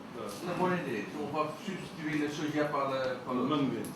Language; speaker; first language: French; non-native, learner; Dutch